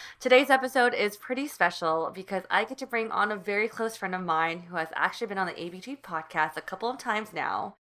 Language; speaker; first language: English; native; English